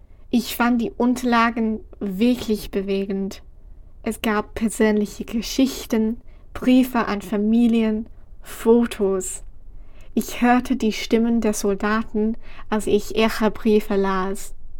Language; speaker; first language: German; non-native, fluent; English